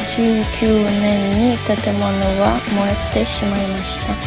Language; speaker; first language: Japanese; non-native, learner; Russian